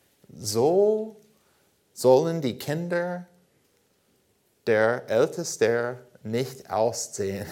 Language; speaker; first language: German; non-native, fluent; English